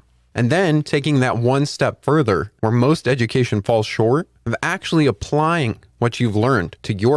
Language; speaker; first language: English; native; English